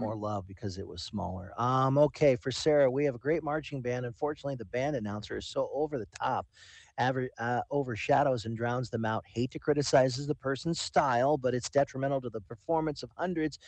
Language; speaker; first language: English; native; English